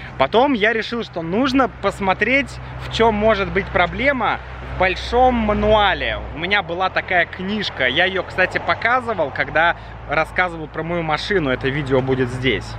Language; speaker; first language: Russian; native; Russian